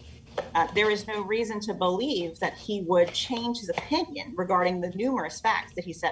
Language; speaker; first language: English; native; English